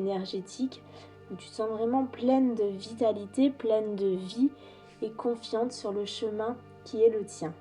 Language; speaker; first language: French; native; French